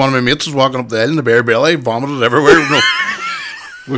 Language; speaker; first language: English; native; English